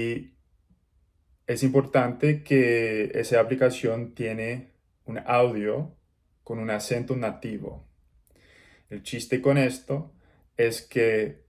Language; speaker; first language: Spanish; non-native, learner; English